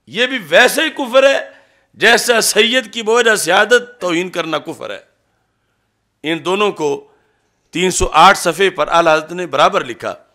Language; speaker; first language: Urdu; non-native, local second language; Punjabi